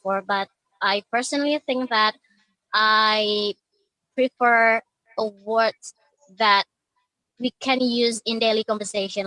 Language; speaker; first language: English; non-native, learner; Indonesian